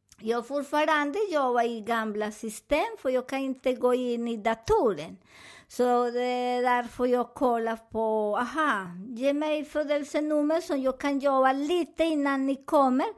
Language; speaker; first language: Swedish; non-native, fluent; Spanish